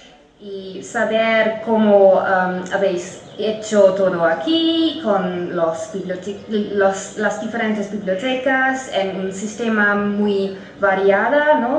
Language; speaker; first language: Spanish; non-native, fluent; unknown